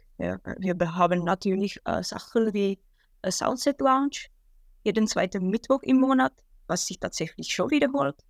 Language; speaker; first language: German; non-native, fluent; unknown